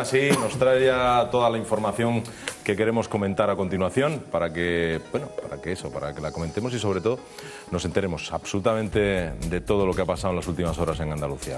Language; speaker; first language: Spanish; native; Spanish